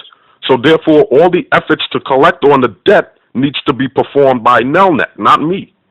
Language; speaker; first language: English; native; English